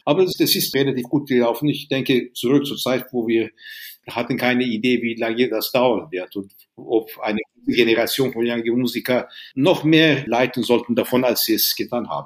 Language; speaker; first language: German; non-native, fluent; Turkish